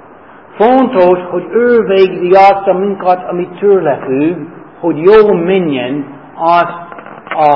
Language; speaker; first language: Hungarian; non-native, fluent; English